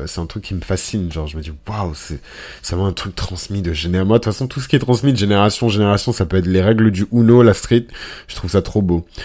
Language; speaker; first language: French; early bilingual, other home language; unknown